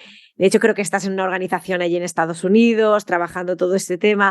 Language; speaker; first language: Spanish; native; Spanish